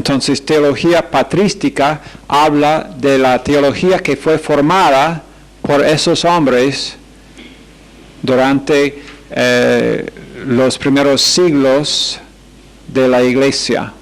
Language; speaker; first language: Spanish; non-native, fluent; English